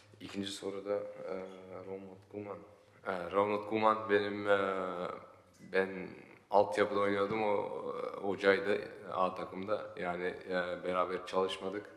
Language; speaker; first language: Turkish; early bilingual, heritage; Turkish